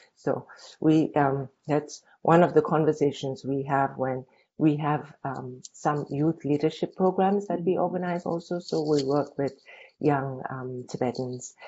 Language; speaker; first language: English; non-native, local second language; Tibetan